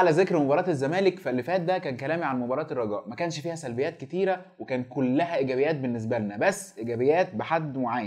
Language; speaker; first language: Arabic; native; Arabic